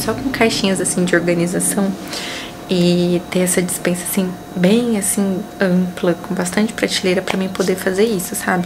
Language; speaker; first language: Portuguese; native; Portuguese